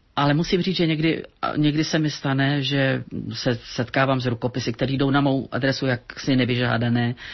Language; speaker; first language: Czech; native; Czech